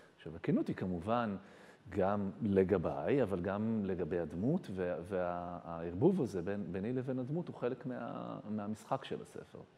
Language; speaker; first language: Hebrew; native; Hebrew